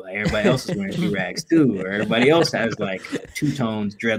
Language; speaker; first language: English; native; English